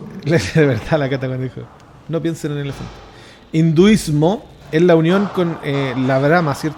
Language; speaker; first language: Spanish; native; Spanish